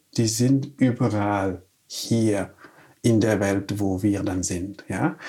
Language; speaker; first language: German; non-native, fluent; Wolof